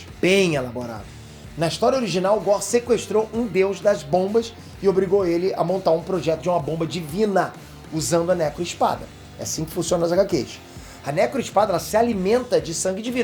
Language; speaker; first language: Portuguese; native; Portuguese